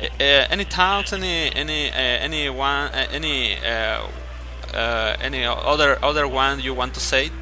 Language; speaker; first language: English; non-native, learner; Spanish